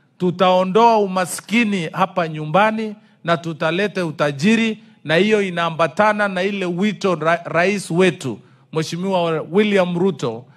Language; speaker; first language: Swahili; non-native, local second language; Kikuyu